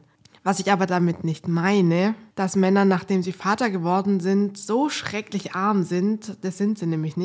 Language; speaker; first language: German; native; German